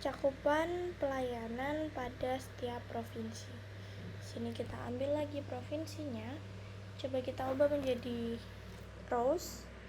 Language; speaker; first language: Indonesian; native; Indonesian